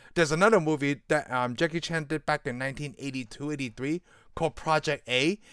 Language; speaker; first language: English; non-native, local second language; Cantonese